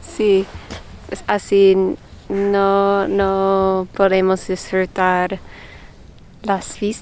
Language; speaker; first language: Spanish; non-native, learner; English